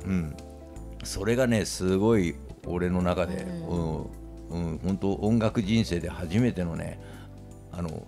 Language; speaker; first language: Japanese; native; Japanese